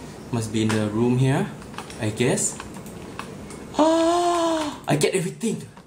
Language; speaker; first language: English; non-native, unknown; Thai